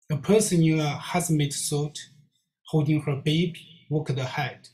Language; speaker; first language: English; non-native, learner; Chinese